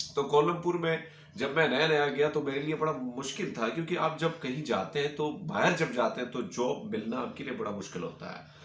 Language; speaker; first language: Urdu; non-native, local second language; Pashto